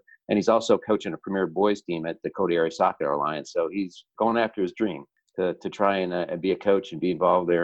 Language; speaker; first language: English; native; English